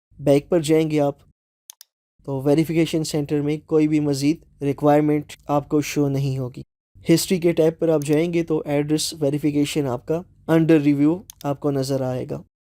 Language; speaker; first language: Urdu; non-native, local second language; Punjabi